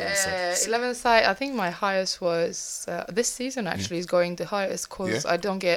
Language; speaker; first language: English; non-native, fluent; Bulgarian